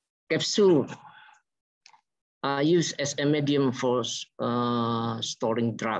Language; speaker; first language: English; non-native, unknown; Indonesian